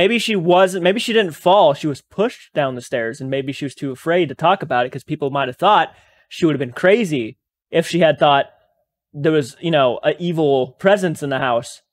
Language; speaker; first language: English; native; English